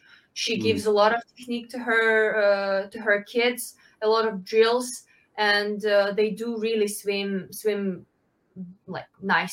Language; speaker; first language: English; non-native, fluent; Ukrainian